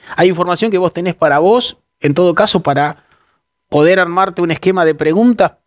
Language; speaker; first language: Spanish; native; Spanish